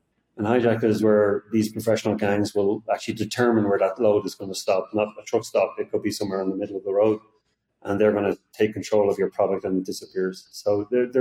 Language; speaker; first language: English; native; English